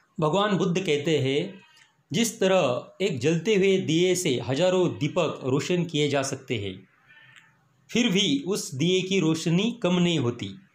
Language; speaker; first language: Hindi; non-native, local second language; Marathi